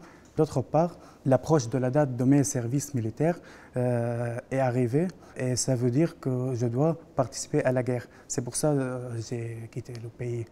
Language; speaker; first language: French; non-native, fluent; Arabic